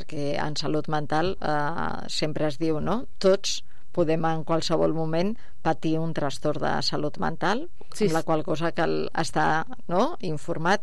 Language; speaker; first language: Catalan; native; Catalan